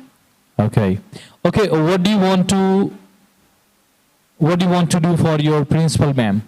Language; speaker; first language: English; non-native, fluent; Hindi